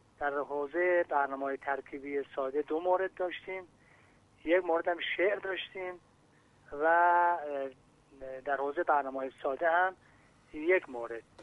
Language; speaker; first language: Persian; native; Persian